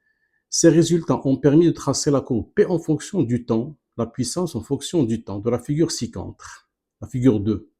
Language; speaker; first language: French; non-native, local second language; Arabic